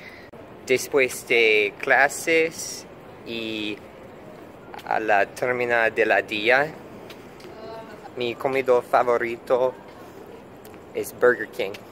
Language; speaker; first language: Spanish; non-native, learner; English